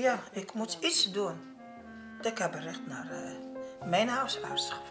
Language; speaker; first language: Dutch; non-native, learner; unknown